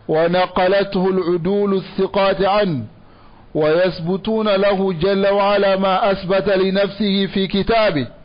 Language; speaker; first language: Arabic; non-native, fluent; Dyula